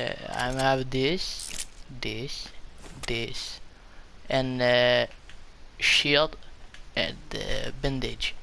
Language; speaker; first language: English; non-native, learner; French